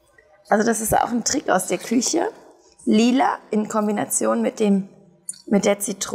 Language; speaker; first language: German; native; German